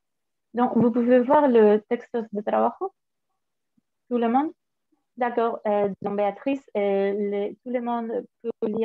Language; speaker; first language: French; non-native, fluent; Spanish